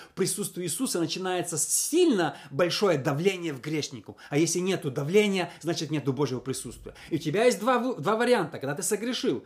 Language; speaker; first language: Russian; native; Russian